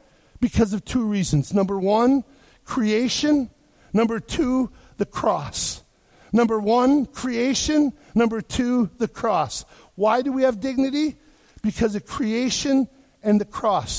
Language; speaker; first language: English; native; English